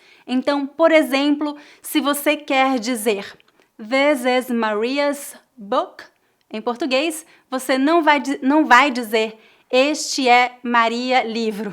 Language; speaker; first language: Portuguese; native; Portuguese